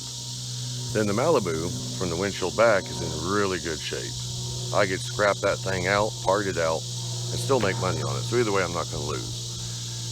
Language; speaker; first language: English; native; English